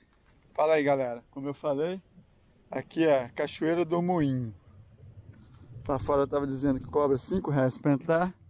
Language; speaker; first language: Portuguese; native; Portuguese